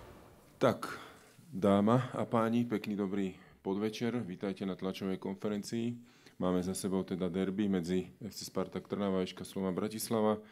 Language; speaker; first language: Slovak; native; Slovak